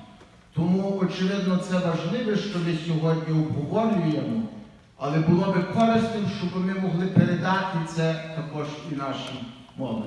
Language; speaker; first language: Ukrainian; native; Ukrainian